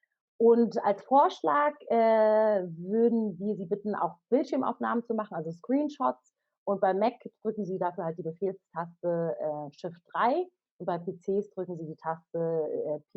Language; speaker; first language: German; native; German